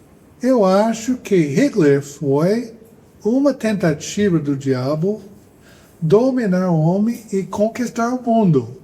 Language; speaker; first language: Portuguese; non-native, fluent; English